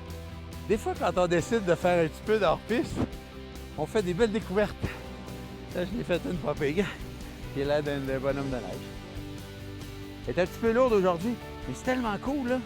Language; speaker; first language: French; native; French